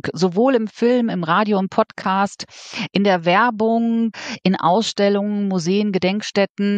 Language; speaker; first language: German; native; German